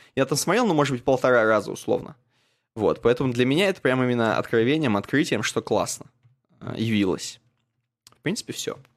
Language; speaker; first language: Russian; native; Russian